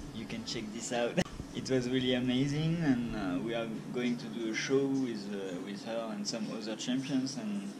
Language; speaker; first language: English; non-native, fluent; French